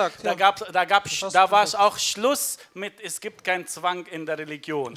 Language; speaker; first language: German; non-native, fluent; Arabic